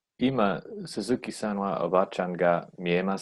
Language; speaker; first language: Japanese; non-native, learner; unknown